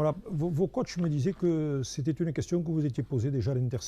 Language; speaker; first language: French; native; French